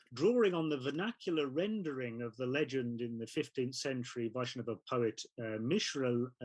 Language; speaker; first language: English; native; English